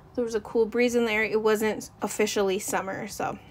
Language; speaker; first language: English; native; English